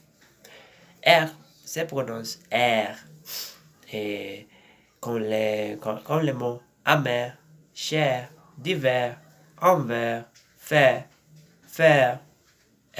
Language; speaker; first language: French; non-native, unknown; Spanish